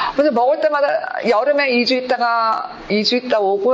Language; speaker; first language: Korean; early bilingual, heritage; Korean